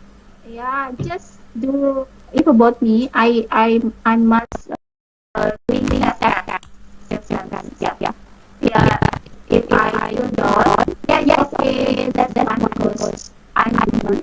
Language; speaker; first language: English; non-native, learner; Indonesian